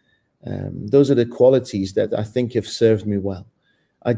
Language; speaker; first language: English; non-native, fluent; Persian